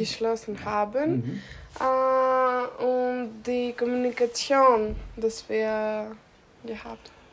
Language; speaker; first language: German; non-native, learner; Greek